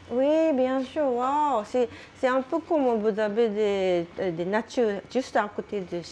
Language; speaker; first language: French; non-native, learner; Japanese